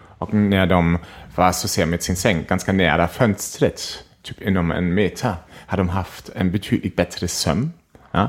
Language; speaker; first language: Swedish; non-native, fluent; German